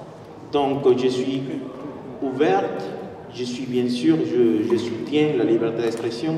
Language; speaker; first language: French; non-native, fluent; Spanish